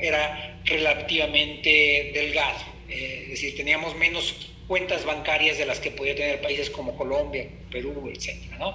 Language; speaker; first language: Spanish; native; Spanish